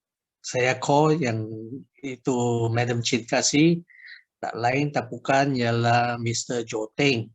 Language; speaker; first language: Indonesian; non-native, local second language; Chinese